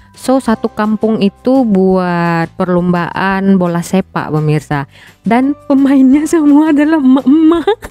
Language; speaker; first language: Indonesian; native; Indonesian